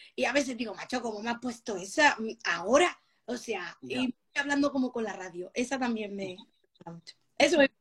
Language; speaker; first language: Spanish; native; Spanish